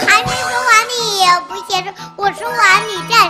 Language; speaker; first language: Chinese; native; Chinese